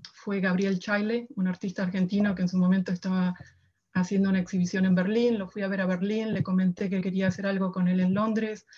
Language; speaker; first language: Spanish; native; Spanish